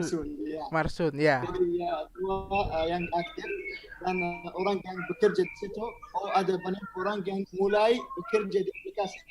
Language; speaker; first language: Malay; non-native, learner; Arabic